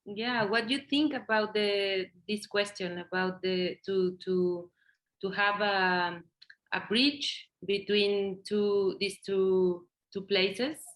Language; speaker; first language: English; non-native, learner; Spanish